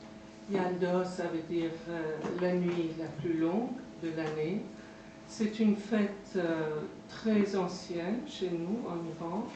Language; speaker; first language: French; non-native, fluent; Persian